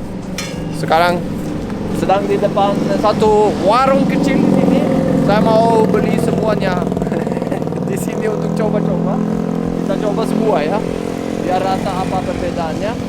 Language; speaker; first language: Indonesian; non-native, learner; Norwegian